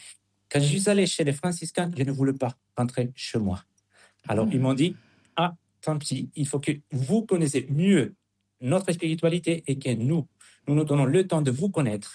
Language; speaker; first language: French; non-native, fluent; Spanish